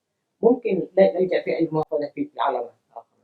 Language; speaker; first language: Arabic; non-native, fluent; Indonesian